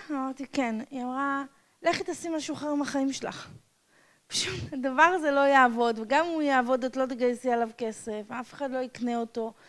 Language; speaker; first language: Hebrew; non-native, fluent; English